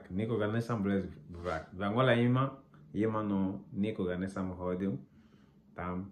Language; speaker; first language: Bulgarian; non-native, learner; Portuguese